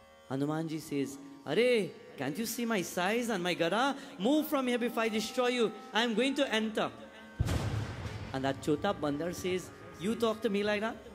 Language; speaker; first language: English; native; English